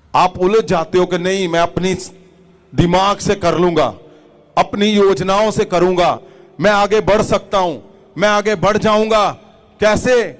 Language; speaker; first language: Hindi; non-native, local second language; Punjabi